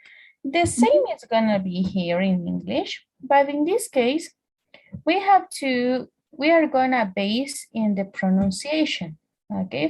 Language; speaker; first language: English; non-native, fluent; Spanish